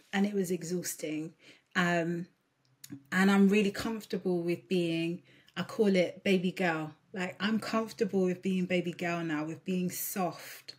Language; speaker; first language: English; early bilingual, other home language; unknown